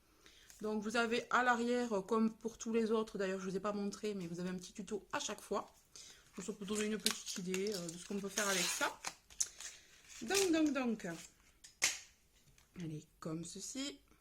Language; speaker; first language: French; native; French